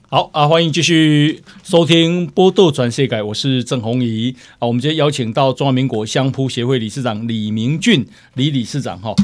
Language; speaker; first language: Chinese; native; Chinese